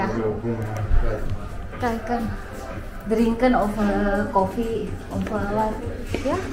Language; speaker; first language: Dutch; non-native, learner; Indonesian